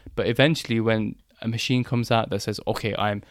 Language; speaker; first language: English; native; English